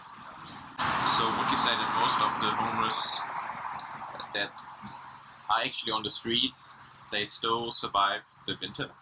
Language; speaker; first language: English; non-native, fluent; German